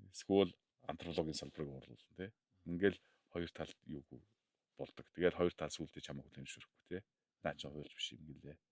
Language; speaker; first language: Mongolian; native; Mongolian